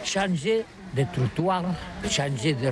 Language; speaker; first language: French; non-native, learner; Catalan